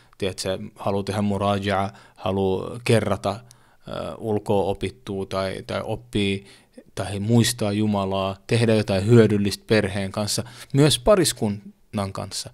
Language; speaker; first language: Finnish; early bilingual, other home language; Oromo